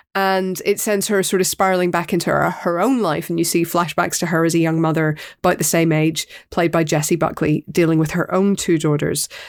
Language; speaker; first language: English; native; English